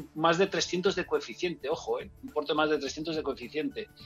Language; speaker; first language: Spanish; native; Spanish